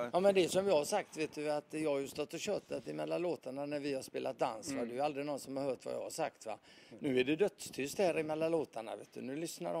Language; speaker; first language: Swedish; native; Swedish